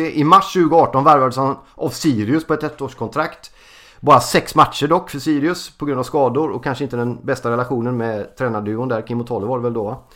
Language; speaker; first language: Swedish; native; Swedish